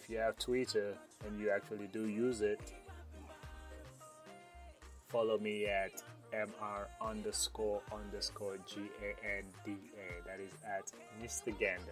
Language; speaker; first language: English; non-native, local second language; Krio